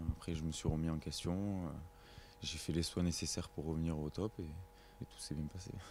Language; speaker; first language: French; native; French